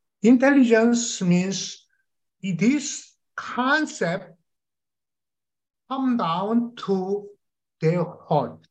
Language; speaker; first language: English; non-native, learner; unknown